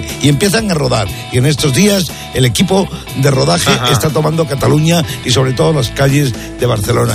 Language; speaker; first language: Spanish; native; Spanish